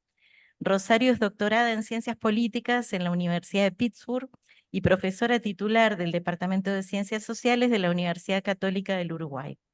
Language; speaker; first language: Spanish; native; Spanish